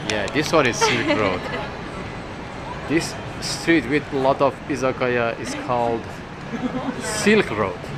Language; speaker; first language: English; non-native, fluent; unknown